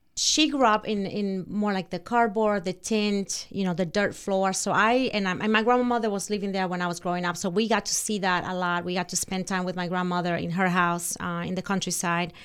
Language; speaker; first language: English; non-native, fluent; Spanish